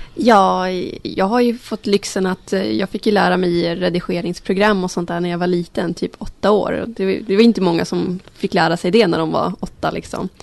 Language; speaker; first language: Swedish; native; Swedish